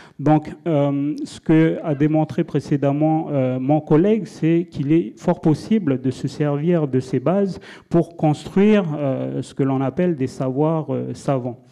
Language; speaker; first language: French; non-native, local second language; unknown